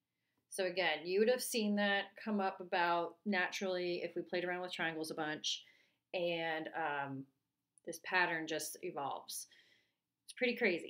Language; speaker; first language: English; native; English